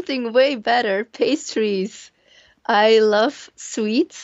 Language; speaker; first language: English; non-native, fluent; Dutch